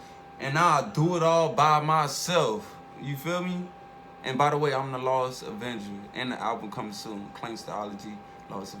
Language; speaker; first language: English; native; English